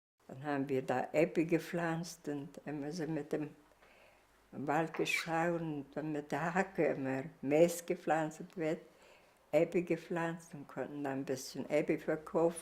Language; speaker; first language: German; early bilingual, heritage; Plautdietsch